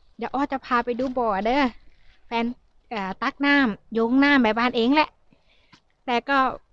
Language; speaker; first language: Thai; native; Thai